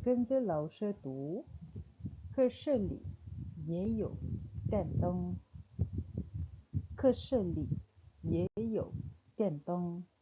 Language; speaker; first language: Chinese; non-native, fluent; Malay